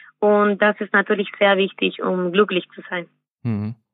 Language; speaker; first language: German; non-native, fluent; Spanish